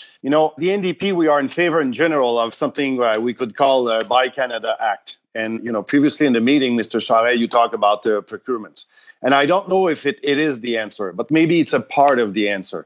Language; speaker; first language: English; non-native, fluent; French